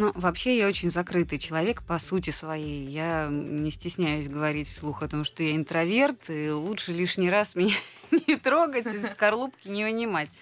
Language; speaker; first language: Russian; native; Russian